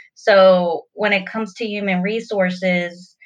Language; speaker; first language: English; native; English